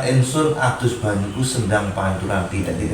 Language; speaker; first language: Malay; non-native, local second language; Javanese